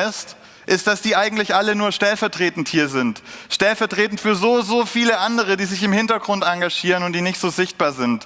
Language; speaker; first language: German; native; German